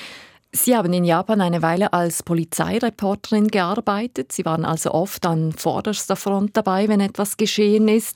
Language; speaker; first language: German; native; German